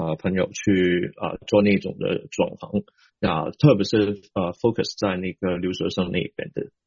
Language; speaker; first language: Chinese; non-native, local second language; Cantonese